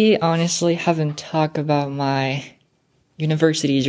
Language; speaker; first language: English; non-native, fluent; Japanese